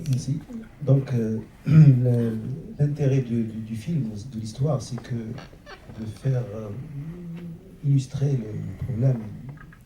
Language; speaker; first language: French; non-native, local second language; Riffian